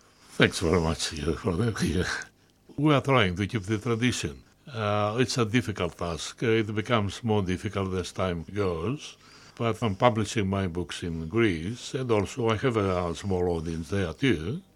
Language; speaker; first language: English; non-native, fluent; Greek